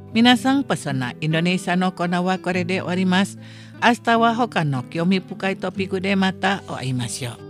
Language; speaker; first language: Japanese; non-native, fluent; Indonesian